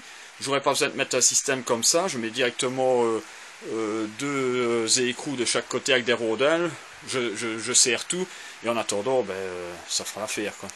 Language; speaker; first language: French; native; French